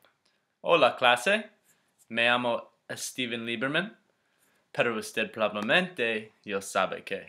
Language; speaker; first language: Spanish; non-native, learner; English